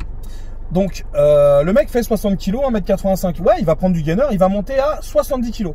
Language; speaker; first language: French; native; French